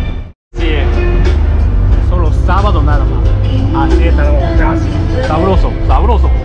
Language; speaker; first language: Spanish; non-native, learner; Japanese